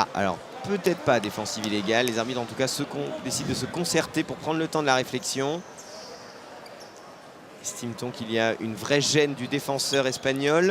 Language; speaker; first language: French; native; French